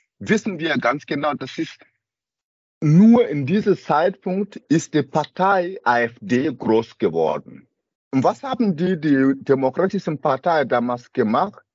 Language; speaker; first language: German; non-native, fluent; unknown